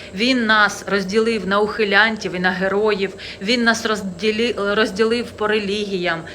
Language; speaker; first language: Ukrainian; non-native, local second language; Russian